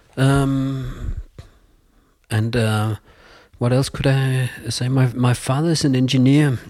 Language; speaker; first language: English; non-native, fluent; Danish